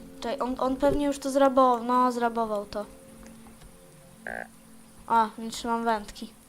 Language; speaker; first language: Polish; native; Polish